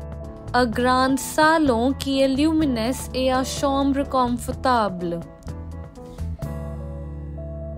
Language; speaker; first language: French; non-native, learner; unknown